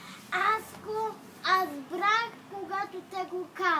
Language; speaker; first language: Bulgarian; early bilingual, heritage; Bulgarian